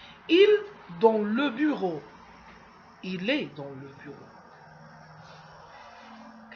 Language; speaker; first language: French; non-native, fluent; Arabic